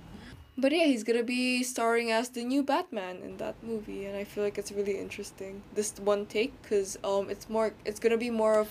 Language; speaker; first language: English; non-native, fluent; Indonesian